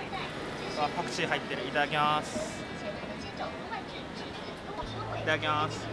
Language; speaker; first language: Japanese; native; Japanese